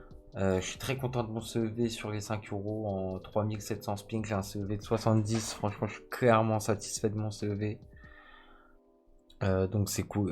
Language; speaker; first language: French; native; French